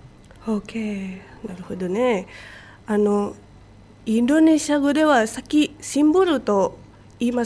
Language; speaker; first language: Japanese; non-native, fluent; Indonesian